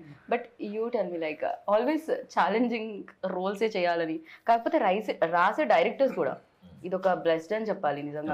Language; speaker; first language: Telugu; native; Telugu